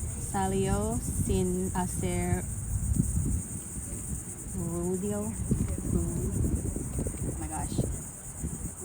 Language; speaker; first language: Spanish; non-native, learner; Lao